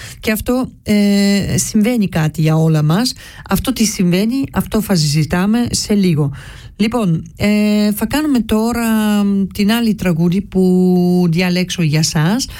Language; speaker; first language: Greek; early bilingual, heritage; Greek